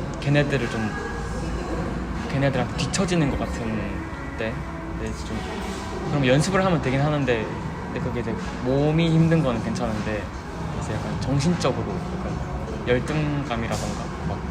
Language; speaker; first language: Korean; non-native, fluent; Thai